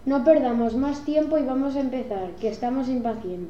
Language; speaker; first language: Spanish; native; Spanish